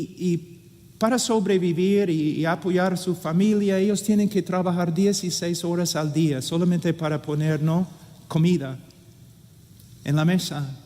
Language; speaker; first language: Spanish; non-native, fluent; English